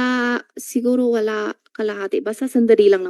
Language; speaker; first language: Filipino; non-native, learner; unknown